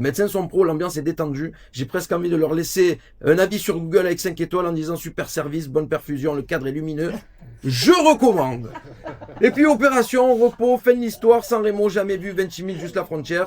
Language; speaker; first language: French; native; French